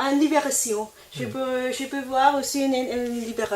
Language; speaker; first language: French; non-native, learner; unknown